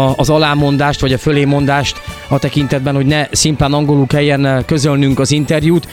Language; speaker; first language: Hungarian; native; Hungarian